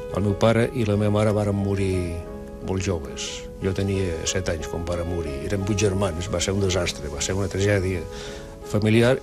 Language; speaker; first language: Catalan; early bilingual, other home language; Basque